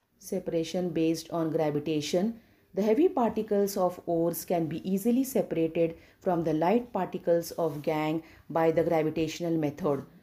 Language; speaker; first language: English; non-native, local second language; Marathi